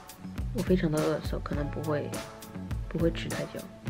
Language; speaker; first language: Chinese; early bilingual, heritage; Chinese